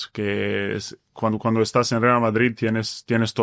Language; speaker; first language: Spanish; non-native, fluent; Bosnian